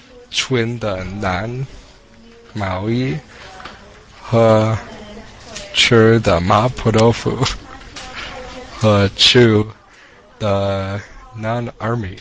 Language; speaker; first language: Chinese; non-native, learner; English